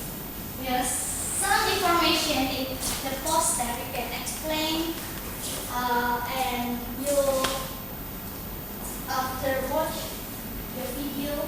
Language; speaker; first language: English; non-native, learner; Indonesian